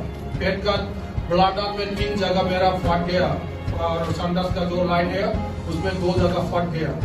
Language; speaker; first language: Hindi; non-native, local second language; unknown